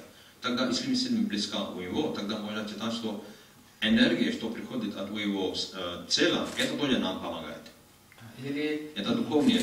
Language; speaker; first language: Russian; non-native, learner; Hindi